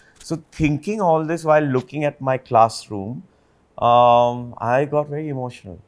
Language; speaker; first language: English; non-native, local second language; Hindi